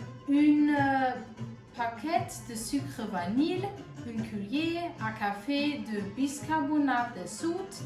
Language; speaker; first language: French; non-native, learner; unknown